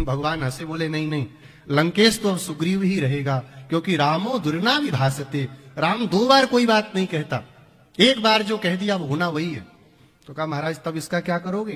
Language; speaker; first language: Hindi; native; Hindi